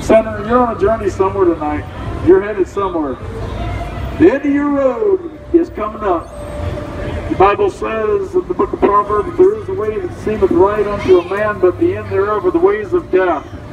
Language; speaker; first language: English; native; English